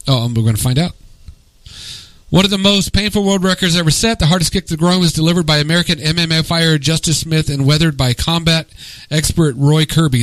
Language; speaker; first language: English; native; English